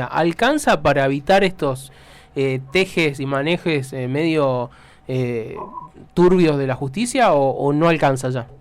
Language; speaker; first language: Spanish; native; Spanish